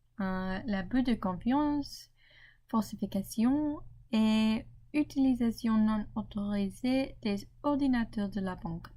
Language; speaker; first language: French; non-native, learner; English